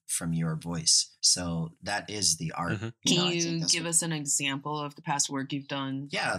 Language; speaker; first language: English; non-native, fluent; Chinese